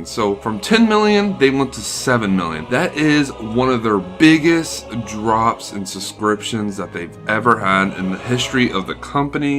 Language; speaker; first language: English; native; English